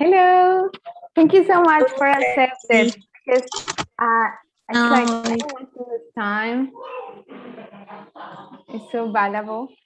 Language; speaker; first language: English; non-native, fluent; Spanish